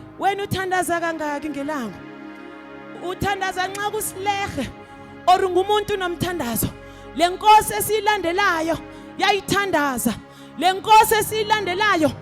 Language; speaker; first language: Zulu; non-native, local second language; South Ndebele